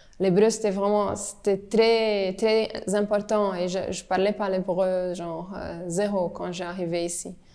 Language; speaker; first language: French; early bilingual, heritage; French